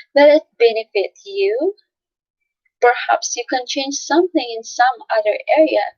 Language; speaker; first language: English; non-native, local second language; Filipino